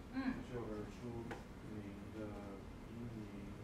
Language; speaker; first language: Chinese; non-native, learner; English